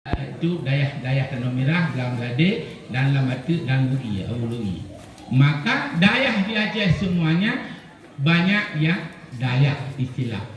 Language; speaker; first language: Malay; non-native, local second language; Achinese